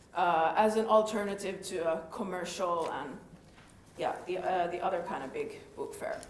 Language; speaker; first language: English; non-native, fluent; Finnish